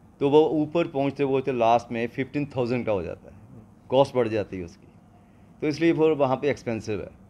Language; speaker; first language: Hindi; non-native, local second language; Punjabi